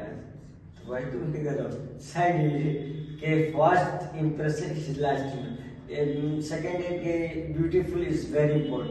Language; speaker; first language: English; non-native, learner; Hindi